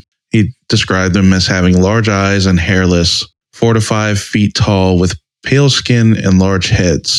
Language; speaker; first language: English; native; English